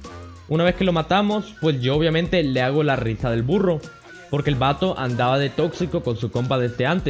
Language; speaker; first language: Spanish; native; Spanish